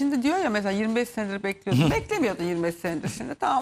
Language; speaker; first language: Turkish; native; Turkish